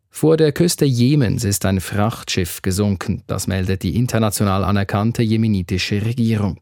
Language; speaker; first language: German; native; German